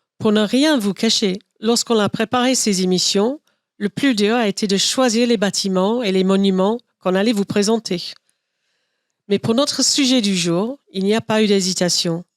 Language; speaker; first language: French; non-native, fluent; English